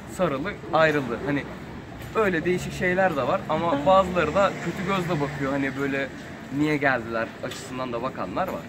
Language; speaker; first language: Turkish; native; Turkish